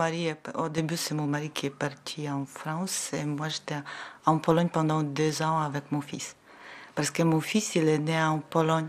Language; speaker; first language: French; non-native, learner; Ukrainian